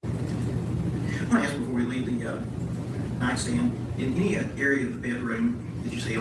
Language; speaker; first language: English; native; English